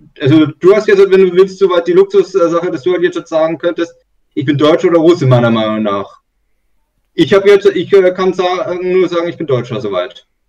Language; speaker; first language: German; native; German